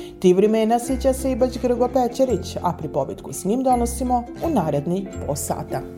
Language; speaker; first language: Serbian; native; Serbian